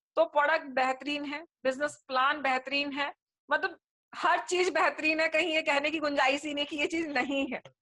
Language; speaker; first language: Hindi; native; Hindi